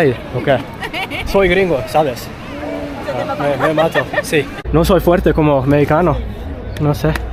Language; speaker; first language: Spanish; non-native, learner; English